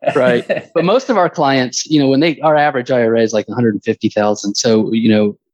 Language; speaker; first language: English; native; English